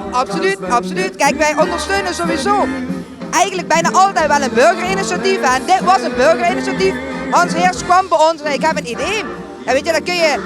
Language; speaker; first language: Dutch; native; Dutch